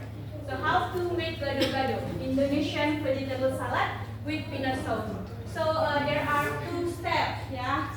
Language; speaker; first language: English; non-native, learner; Indonesian